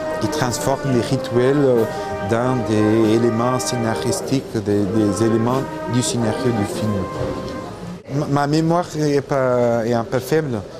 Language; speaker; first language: French; non-native, fluent; Portuguese